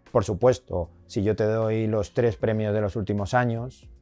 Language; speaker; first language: Spanish; native; Spanish